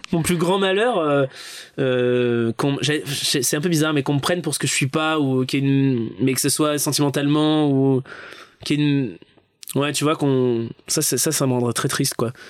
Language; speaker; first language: French; native; French